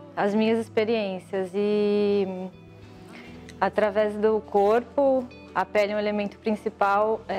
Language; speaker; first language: Portuguese; native; Portuguese